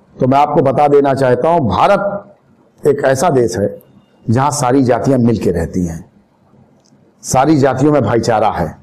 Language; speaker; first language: Hindi; native; Hindi